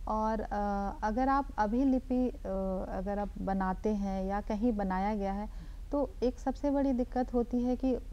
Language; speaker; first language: Hindi; native; Hindi